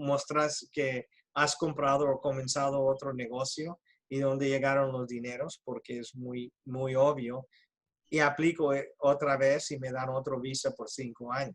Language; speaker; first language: Spanish; early bilingual, heritage; Spanish